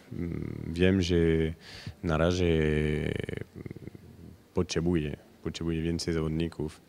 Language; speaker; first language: Polish; non-native, learner; French